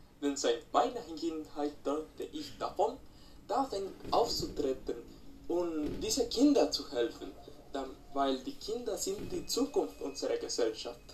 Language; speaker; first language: German; non-native, learner; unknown